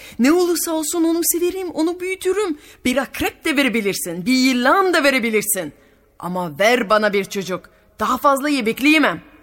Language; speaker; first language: Turkish; non-native, fluent; French